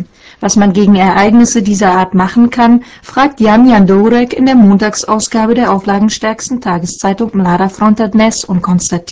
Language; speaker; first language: German; native; German